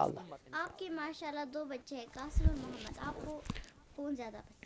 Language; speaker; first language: Hindi; non-native, local second language; Kashmiri